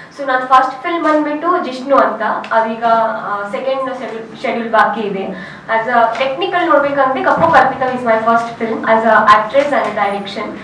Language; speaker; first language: Kannada; native; Kannada